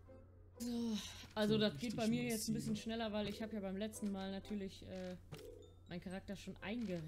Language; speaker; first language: German; native; German